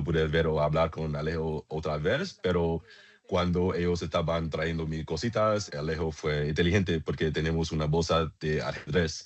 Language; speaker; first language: Spanish; non-native, learner; English